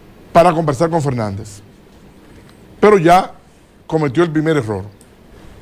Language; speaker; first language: Spanish; native; Spanish